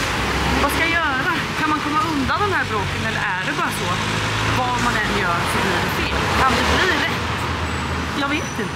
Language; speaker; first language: Swedish; native; Swedish